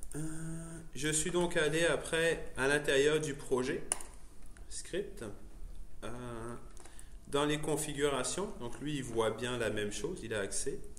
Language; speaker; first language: French; native; French